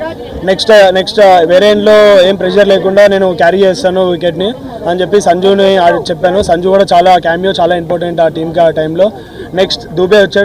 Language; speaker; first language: Telugu; native; Telugu